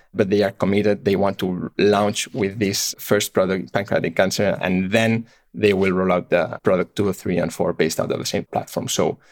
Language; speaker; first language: English; non-native, fluent; Catalan